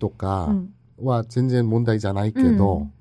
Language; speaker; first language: Japanese; non-native, fluent; Korean